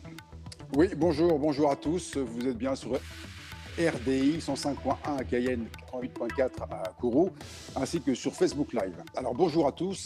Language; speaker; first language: French; native; French